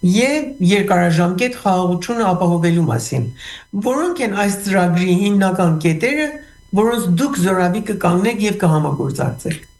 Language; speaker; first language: Armenian; early bilingual, heritage; Armenian